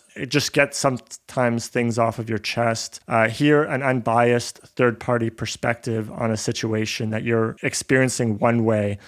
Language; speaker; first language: English; native; English